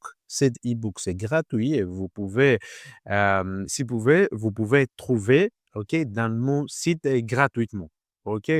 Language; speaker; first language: French; non-native, learner; Greek